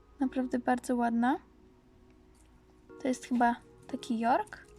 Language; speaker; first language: Polish; native; Polish